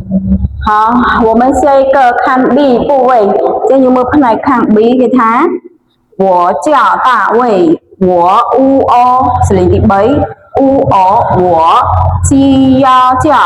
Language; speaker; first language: Chinese; non-native, fluent; Khmer